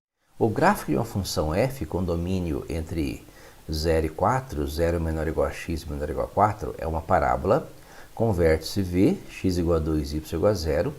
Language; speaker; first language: Portuguese; native; Portuguese